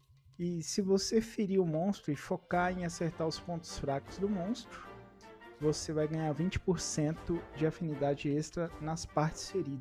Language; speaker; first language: Portuguese; native; Portuguese